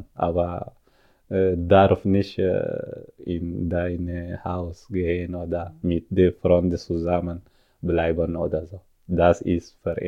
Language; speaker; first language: German; non-native, learner; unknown